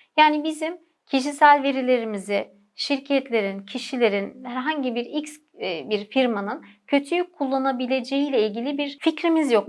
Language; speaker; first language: Turkish; native; Turkish